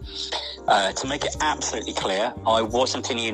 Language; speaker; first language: English; native; English